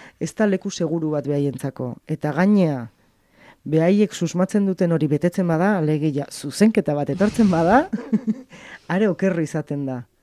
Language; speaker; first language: Basque; native; Basque